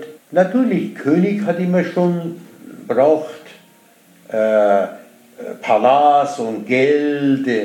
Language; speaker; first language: German; non-native, learner; Persian